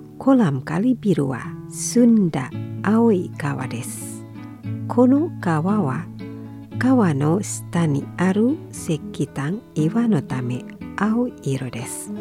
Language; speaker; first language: Japanese; non-native, fluent; Indonesian